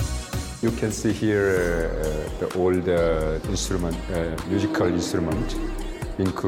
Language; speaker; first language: English; non-native, learner; Korean